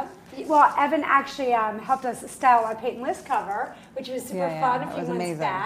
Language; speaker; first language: English; native; English